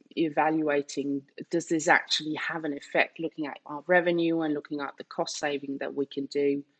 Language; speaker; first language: English; non-native, fluent; Danish